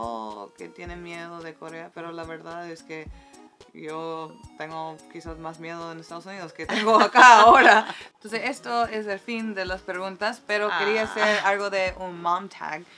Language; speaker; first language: Spanish; early bilingual, heritage; Spanish